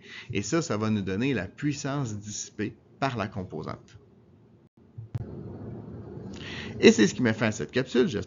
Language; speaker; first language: French; native; French